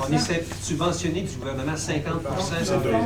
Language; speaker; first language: French; native; French